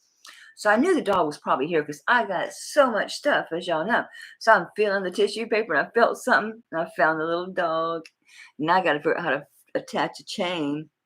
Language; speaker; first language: English; native; English